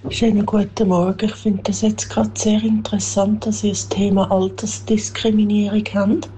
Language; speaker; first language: German; native; German